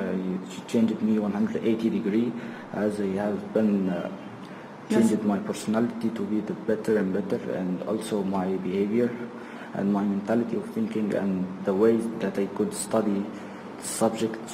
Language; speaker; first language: English; non-native, fluent; Arabic